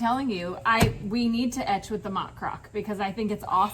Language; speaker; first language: English; native; English